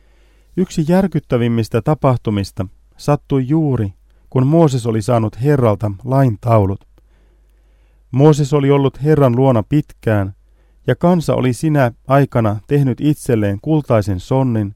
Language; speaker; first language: Finnish; native; Finnish